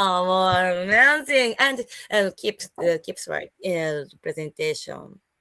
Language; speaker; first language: English; non-native, learner; Japanese